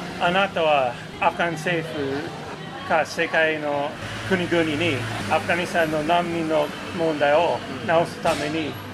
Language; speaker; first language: Japanese; non-native, fluent; English